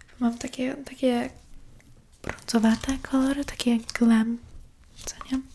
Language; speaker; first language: Polish; early bilingual, heritage; Polish